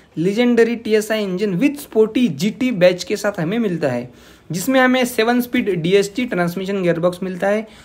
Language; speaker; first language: Hindi; non-native, local second language; Marathi